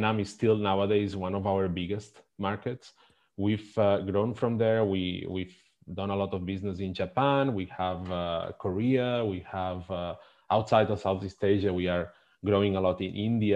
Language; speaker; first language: English; non-native, fluent; Spanish